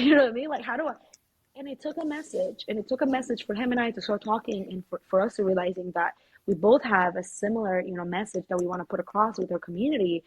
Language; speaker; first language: English; early bilingual, other home language; Spanish